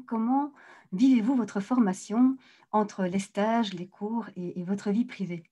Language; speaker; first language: French; native; French